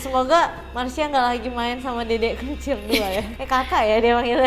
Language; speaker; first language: Indonesian; native; Indonesian